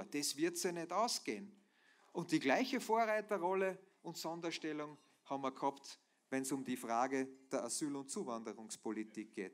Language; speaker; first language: German; native; German